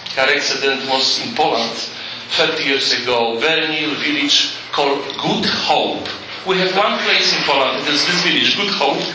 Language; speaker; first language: English; non-native, fluent; Polish